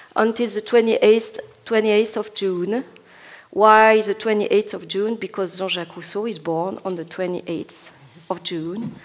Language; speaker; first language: English; non-native, fluent; Italian